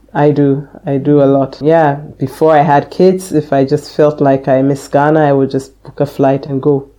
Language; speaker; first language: English; native; English